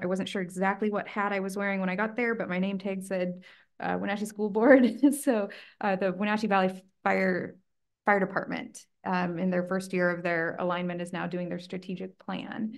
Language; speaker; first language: English; native; English